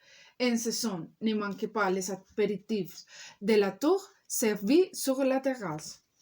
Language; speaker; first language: French; non-native, learner; Spanish